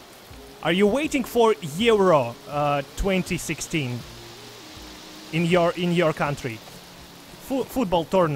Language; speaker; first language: English; non-native, learner; Russian